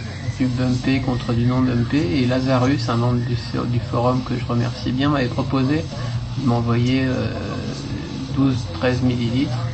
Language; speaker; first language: French; native; French